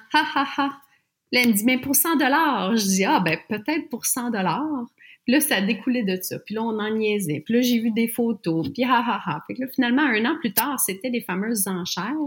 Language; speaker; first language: French; native; French